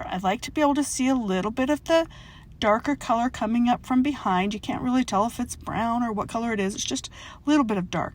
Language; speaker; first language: English; native; English